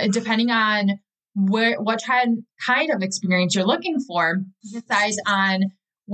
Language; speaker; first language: English; native; English